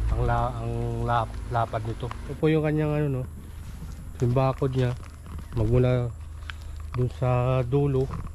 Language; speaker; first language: Filipino; non-native, local second language; Cebuano